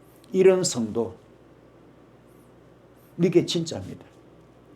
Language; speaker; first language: Korean; native; Korean